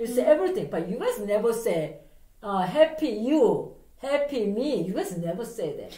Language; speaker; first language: English; non-native, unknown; Korean